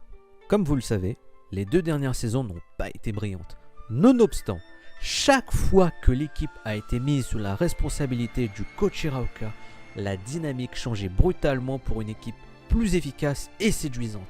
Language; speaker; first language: French; native; French